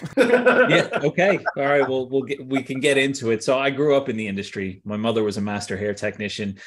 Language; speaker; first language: English; native; English